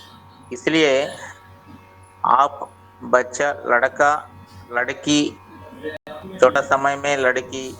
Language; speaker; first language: Hindi; non-native, local second language; Telugu